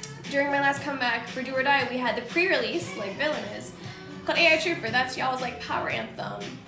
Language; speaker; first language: English; early bilingual, other home language; Korean